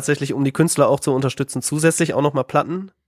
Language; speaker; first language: German; native; German